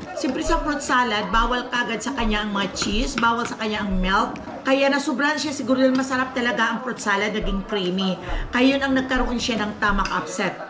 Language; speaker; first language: Filipino; non-native, local second language; Cebuano